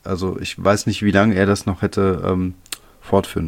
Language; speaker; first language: German; native; German